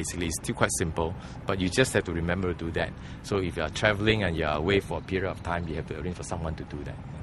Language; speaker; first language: English; non-native, local second language; Chinese